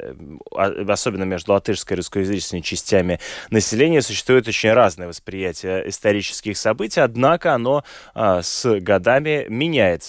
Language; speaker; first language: Russian; native; Russian